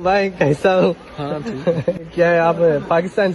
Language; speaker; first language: Hindi; non-native, local second language; Malayalam